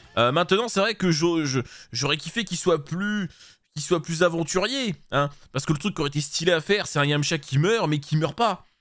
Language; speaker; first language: French; native; French